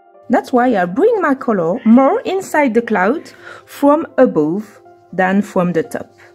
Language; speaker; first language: English; non-native, fluent; French